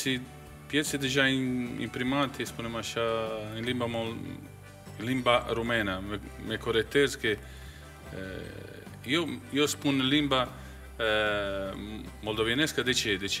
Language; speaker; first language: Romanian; non-native, fluent; Italian